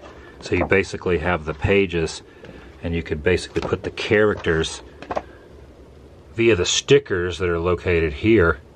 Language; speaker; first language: English; native; English